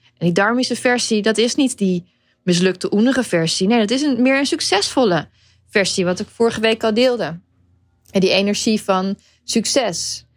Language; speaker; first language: Dutch; native; Dutch